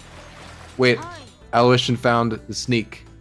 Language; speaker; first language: English; native; English